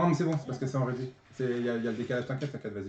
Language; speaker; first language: French; native; French